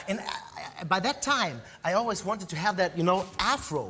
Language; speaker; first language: English; non-native, fluent; German